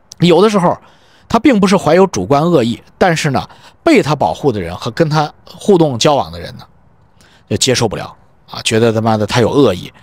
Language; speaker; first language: Chinese; native; Chinese